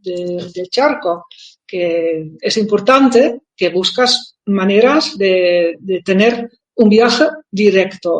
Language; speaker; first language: Spanish; non-native, fluent; Dutch